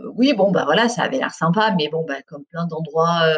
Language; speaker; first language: French; native; French